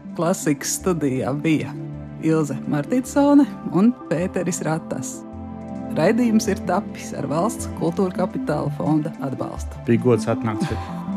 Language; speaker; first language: Latvian; native; Latvian